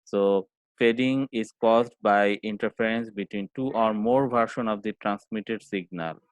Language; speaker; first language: English; non-native, local second language; Bangla